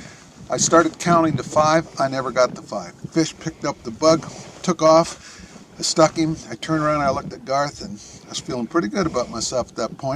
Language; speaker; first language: English; native; English